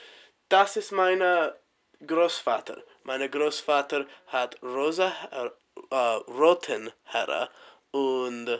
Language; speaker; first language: German; non-native, learner; English